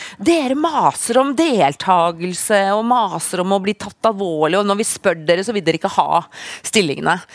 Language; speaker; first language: Norwegian; native; Norwegian